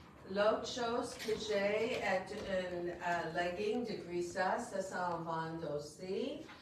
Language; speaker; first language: French; non-native, fluent; English